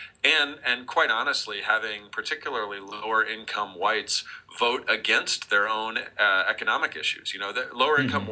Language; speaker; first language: English; native; English